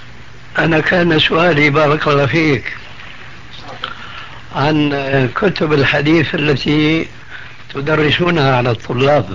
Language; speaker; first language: Arabic; early bilingual, other home language; Albanian